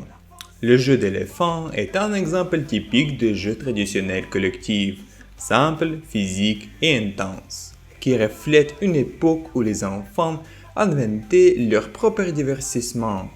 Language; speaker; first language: French; non-native, fluent; Russian